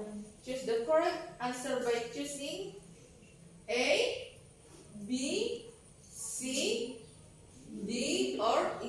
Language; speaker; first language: English; non-native, learner; Indonesian